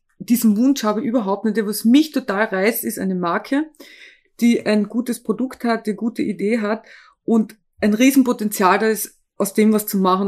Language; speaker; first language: German; native; German